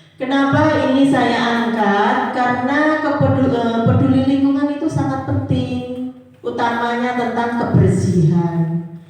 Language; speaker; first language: Indonesian; non-native, local second language; Javanese